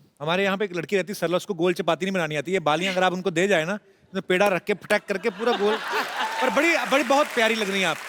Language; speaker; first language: Hindi; non-native, local second language; Punjabi